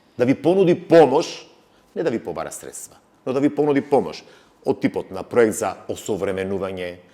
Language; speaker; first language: Macedonian; native; Macedonian